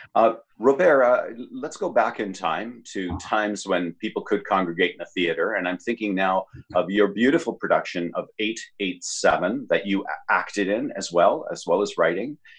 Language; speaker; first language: English; native; English